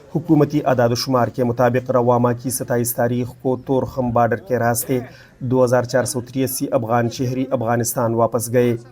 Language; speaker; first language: Urdu; non-native, local second language; Pashto